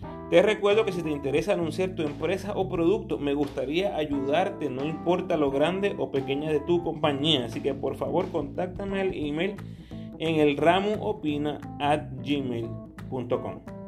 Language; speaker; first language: Spanish; native; Spanish